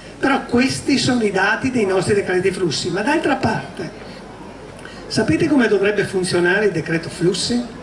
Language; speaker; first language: Italian; native; Italian